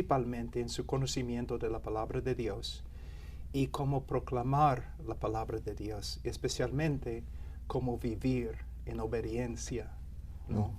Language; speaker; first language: Spanish; non-native, fluent; English